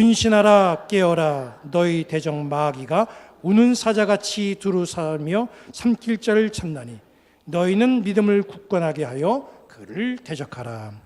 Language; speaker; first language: Korean; native; Korean